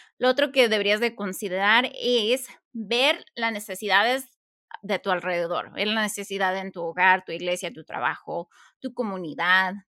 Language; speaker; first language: Spanish; early bilingual, heritage; Spanish